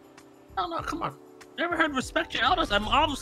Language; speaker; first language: English; native; English